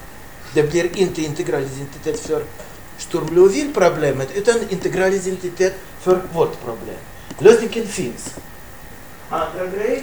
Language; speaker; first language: Swedish; non-native, fluent; Russian